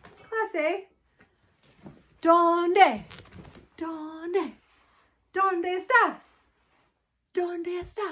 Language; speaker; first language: Spanish; non-native, fluent; English